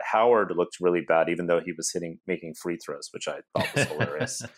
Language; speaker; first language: English; native; English